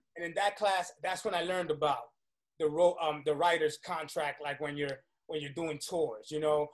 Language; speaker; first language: English; early bilingual, other home language; Spanish